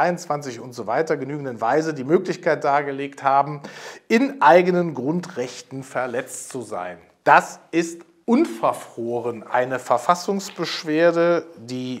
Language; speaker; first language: German; native; German